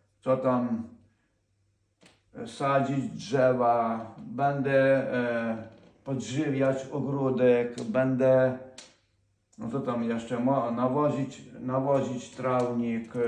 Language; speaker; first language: Polish; non-native, fluent; Ukrainian